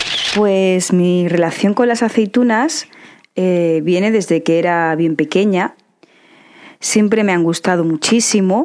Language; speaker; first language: Spanish; native; Spanish